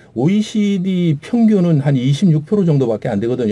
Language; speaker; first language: Korean; native; Korean